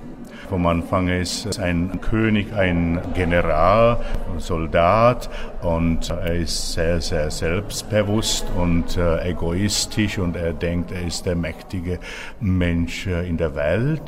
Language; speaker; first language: German; non-native, fluent; Czech